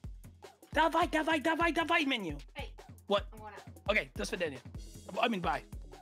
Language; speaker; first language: Russian; non-native, learner; English